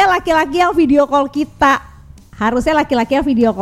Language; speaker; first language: Indonesian; native; Indonesian